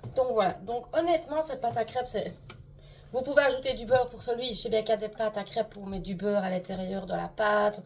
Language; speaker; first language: French; native; French